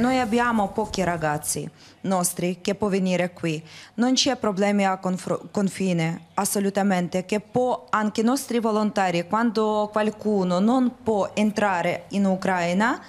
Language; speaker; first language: Italian; non-native, learner; Ukrainian